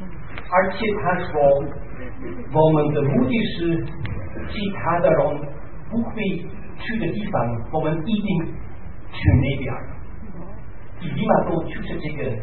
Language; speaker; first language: Chinese; non-native, fluent; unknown